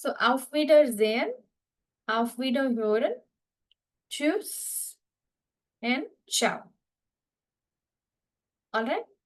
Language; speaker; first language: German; non-native, fluent; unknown